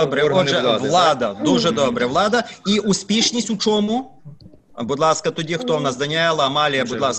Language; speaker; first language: Ukrainian; native; Ukrainian